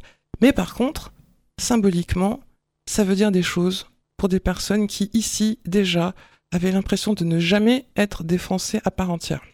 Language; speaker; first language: French; native; French